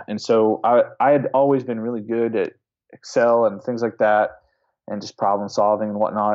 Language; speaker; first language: English; native; English